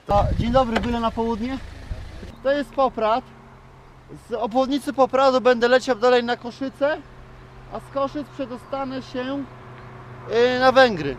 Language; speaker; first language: Polish; native; Polish